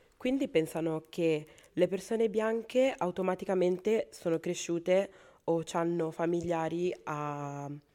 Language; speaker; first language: Italian; non-native, fluent; Spanish